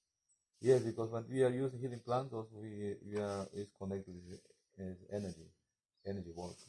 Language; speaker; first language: English; non-native, learner; Spanish